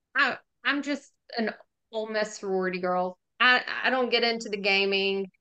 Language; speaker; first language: English; native; English